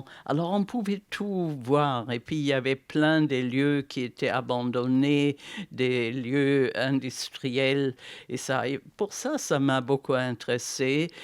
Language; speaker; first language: French; non-native, fluent; German